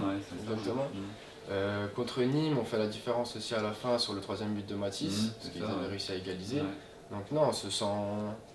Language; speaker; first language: French; native; French